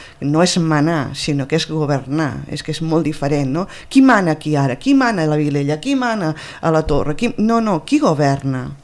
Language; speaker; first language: Catalan; native; Catalan